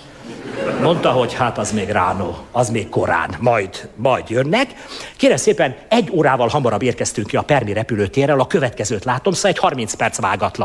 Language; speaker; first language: Hungarian; native; Hungarian